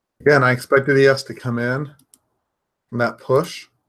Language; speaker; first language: English; native; English